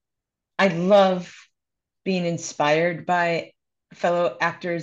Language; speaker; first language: English; native; English